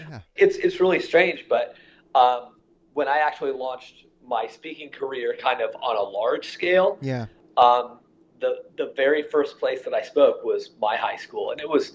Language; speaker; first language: English; native; English